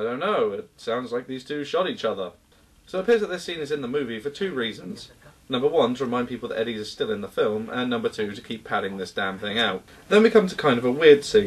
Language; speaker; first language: English; native; English